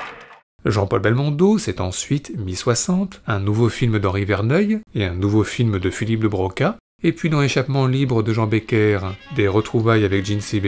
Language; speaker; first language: French; native; French